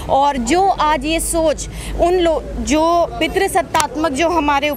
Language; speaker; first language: Hindi; native; Hindi